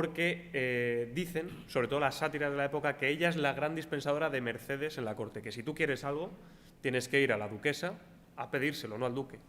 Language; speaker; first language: Spanish; native; Spanish